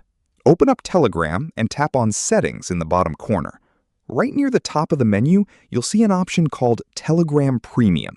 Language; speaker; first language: English; native; English